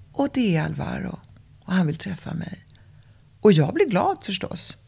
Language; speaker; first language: Swedish; early bilingual, other home language; Italian